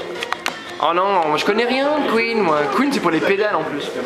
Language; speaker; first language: French; native; French